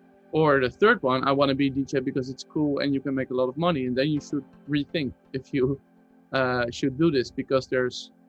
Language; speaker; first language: English; non-native, fluent; Dutch